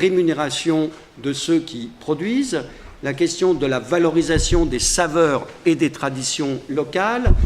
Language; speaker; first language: French; native; French